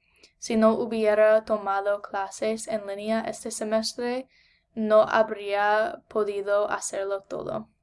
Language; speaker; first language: Spanish; non-native, learner; English